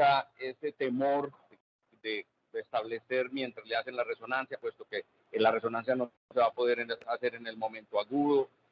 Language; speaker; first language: Spanish; native; Spanish